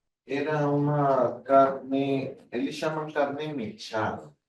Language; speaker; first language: Portuguese; non-native, fluent; Spanish